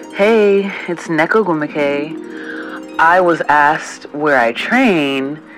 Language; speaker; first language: English; non-native, fluent; Portuguese